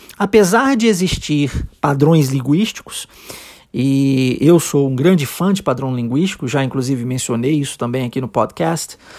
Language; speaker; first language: Portuguese; early bilingual, heritage; Portuguese